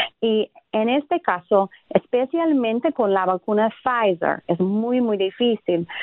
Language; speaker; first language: Spanish; non-native, fluent; English